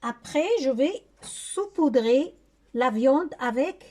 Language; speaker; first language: French; non-native, local second language; Arabic